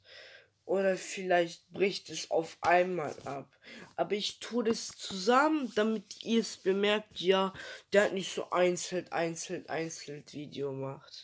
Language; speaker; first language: German; early bilingual, other home language; Turkish